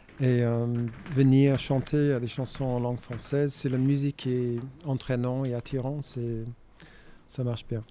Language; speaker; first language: French; non-native, fluent; English